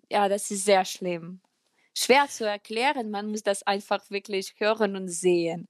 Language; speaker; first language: German; non-native, fluent; Ukrainian